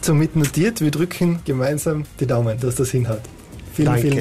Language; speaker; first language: German; native; German